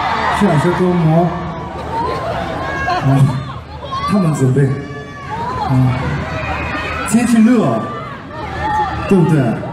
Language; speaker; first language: Chinese; non-native, learner; Korean